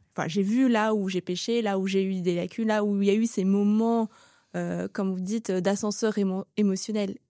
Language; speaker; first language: French; early bilingual, other home language; Tamil